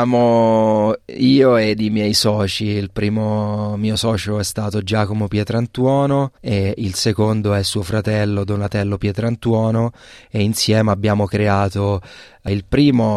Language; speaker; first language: Italian; native; Italian